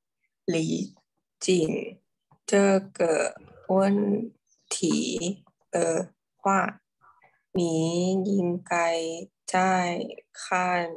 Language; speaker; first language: Chinese; non-native, learner; Thai